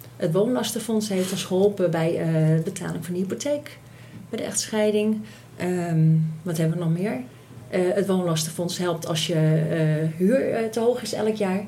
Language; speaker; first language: Dutch; native; Dutch